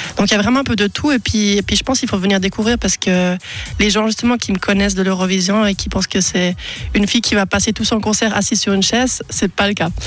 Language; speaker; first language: French; non-native, local second language; German